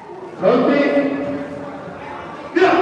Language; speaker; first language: Italian; native; Italian